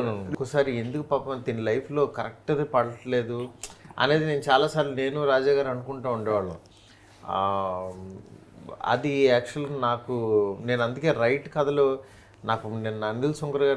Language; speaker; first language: Telugu; native; Telugu